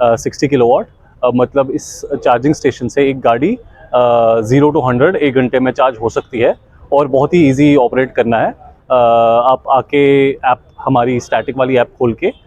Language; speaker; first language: Hindi; native; Hindi